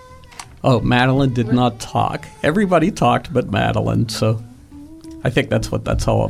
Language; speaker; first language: English; native; English